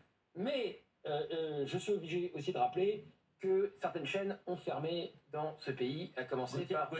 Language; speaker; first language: French; native; French